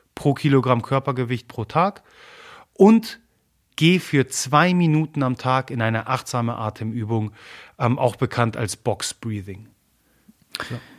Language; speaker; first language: German; early bilingual, other home language; Polish